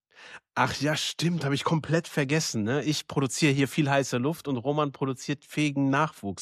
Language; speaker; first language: German; native; German